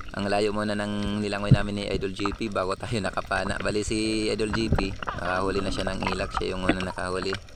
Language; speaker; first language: Filipino; non-native, local second language; Waray